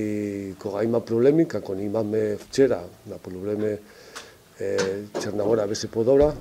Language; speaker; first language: Macedonian; non-native, fluent; Spanish